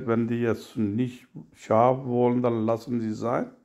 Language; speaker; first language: German; non-native, learner; Urdu